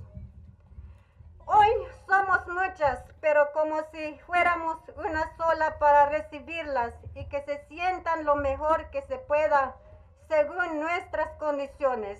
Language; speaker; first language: Spanish; non-native, local second language; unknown